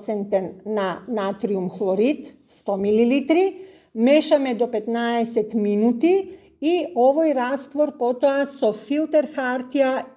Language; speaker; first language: Macedonian; native; Macedonian